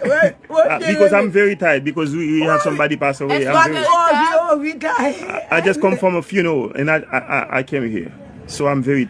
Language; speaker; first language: English; non-native, learner; Haitian Creole